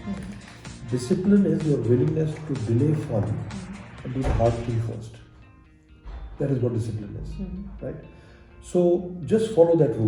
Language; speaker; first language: English; non-native, local second language; Hindi